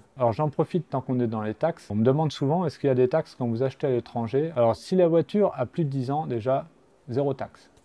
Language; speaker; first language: French; native; French